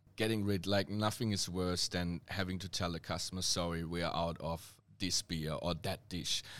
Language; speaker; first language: English; non-native, fluent; German